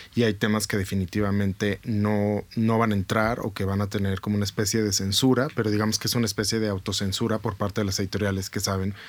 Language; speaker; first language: Spanish; native; Spanish